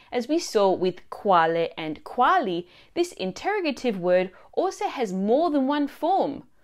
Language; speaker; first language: English; early bilingual, other home language; Italian